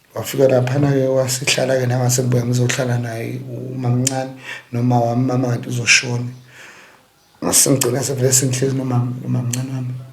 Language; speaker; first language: Zulu; native; Zulu